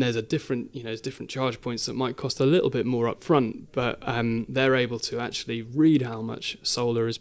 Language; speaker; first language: English; native; English